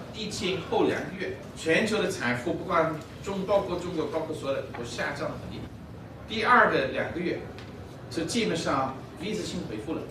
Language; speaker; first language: Chinese; non-native, fluent; English